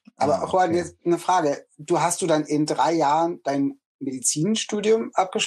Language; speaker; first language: German; native; German